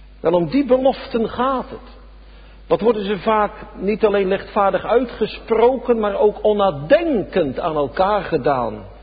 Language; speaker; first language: Dutch; native; Dutch